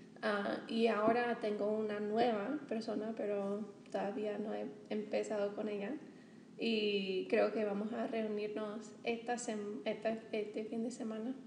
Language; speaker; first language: Spanish; non-native, fluent; English